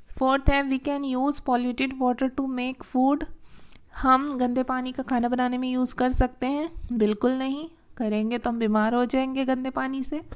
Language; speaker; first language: Hindi; native; Hindi